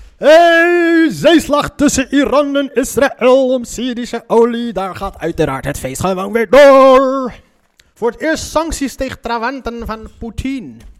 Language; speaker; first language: Dutch; early bilingual, other home language; Arabic